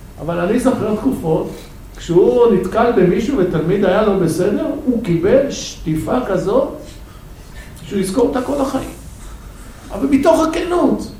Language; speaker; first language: Hebrew; non-native, fluent; English